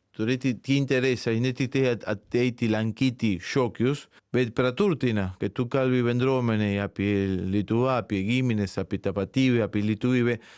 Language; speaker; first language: Lithuanian; non-native, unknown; Spanish